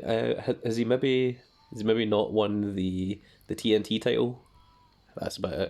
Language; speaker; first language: English; native; English